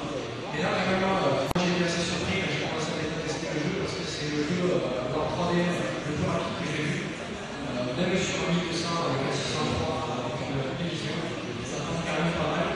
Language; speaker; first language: French; native; French